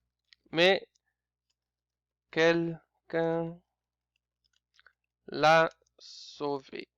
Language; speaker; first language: French; non-native, learner; English